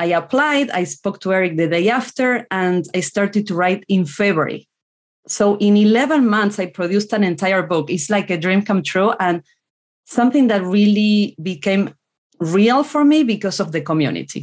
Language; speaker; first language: English; non-native, fluent; Spanish